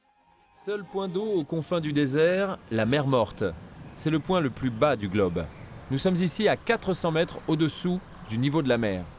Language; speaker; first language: French; native; French